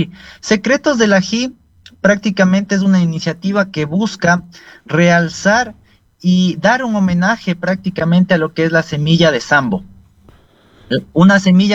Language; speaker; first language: Spanish; native; Spanish